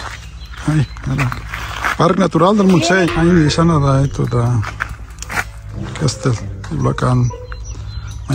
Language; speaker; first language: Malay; non-native, learner; Spanish